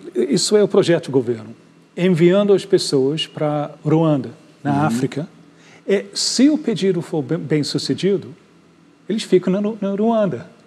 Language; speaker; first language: Portuguese; non-native, fluent; English